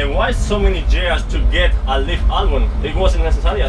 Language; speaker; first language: English; non-native, learner; Spanish